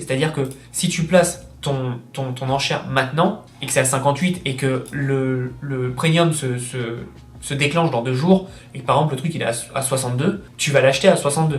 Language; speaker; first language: French; native; French